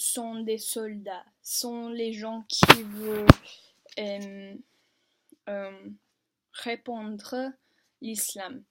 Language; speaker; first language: French; non-native, learner; English